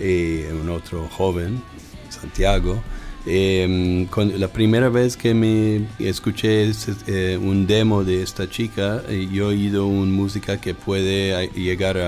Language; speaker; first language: Spanish; non-native, fluent; English